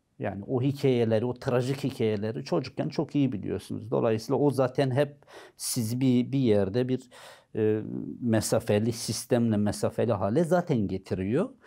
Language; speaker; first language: Turkish; non-native, local second language; Zaza